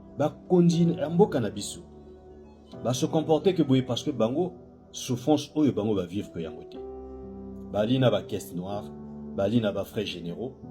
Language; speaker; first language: Lingala; native; Lingala